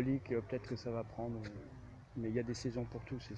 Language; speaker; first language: French; native; French